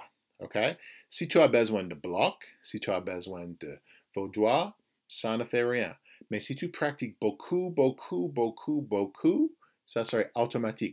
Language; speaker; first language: French; non-native, fluent; English